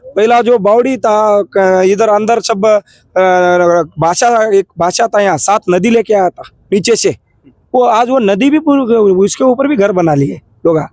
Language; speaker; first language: Hindi; non-native, local second language; Kannada